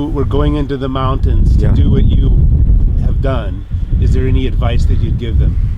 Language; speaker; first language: English; native; English